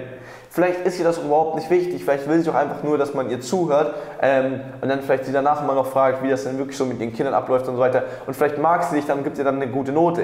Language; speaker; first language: German; native; German